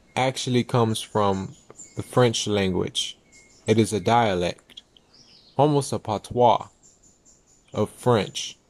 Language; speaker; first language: English; native; English